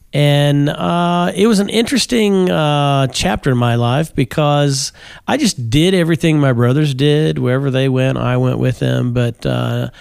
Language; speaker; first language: English; native; English